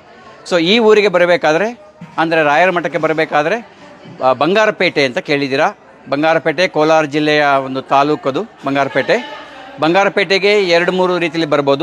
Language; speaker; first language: Kannada; native; Kannada